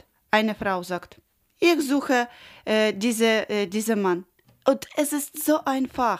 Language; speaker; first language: German; non-native, learner; Ukrainian